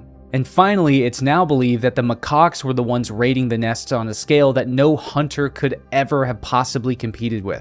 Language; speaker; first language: English; native; English